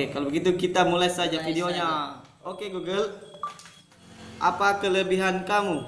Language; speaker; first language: Indonesian; native; Indonesian